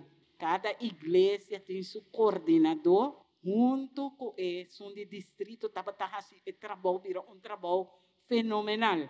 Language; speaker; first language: Portuguese; non-native, learner; Papiamento